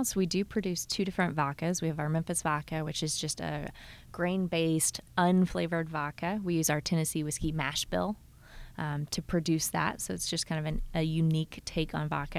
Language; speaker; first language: English; native; English